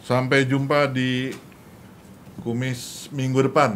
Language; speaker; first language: Indonesian; native; Indonesian